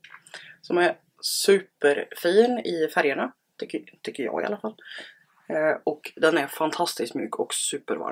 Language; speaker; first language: Swedish; native; Swedish